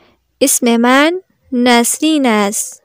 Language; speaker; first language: Persian; non-native, fluent; Urdu